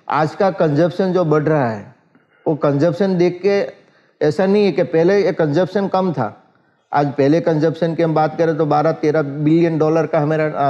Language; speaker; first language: Hindi; non-native, local second language; Gujarati